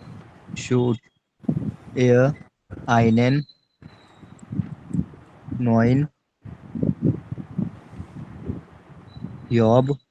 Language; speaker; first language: German; non-native, learner; Hindi